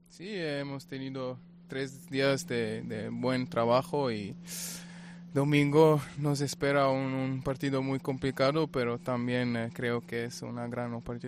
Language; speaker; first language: Spanish; non-native, fluent; German